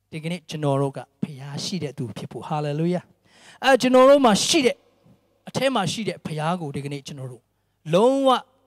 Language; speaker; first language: Burmese; non-native, local second language; Tedim Chin